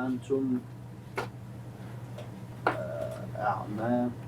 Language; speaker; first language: Arabic; non-native, learner; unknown